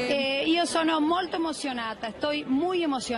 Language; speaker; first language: Italian; non-native, learner; Spanish